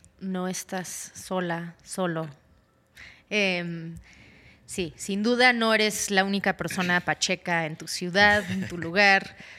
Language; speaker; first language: Spanish; early bilingual, heritage; Spanish